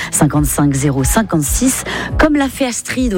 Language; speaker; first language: French; native; French